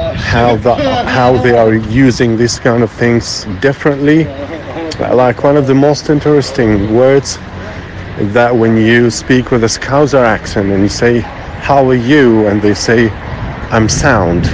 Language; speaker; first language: English; non-native, fluent; Arabic